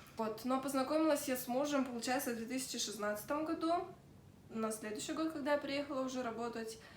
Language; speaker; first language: Russian; native; Russian